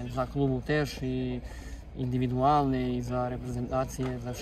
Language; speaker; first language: Polish; non-native, fluent; Serbian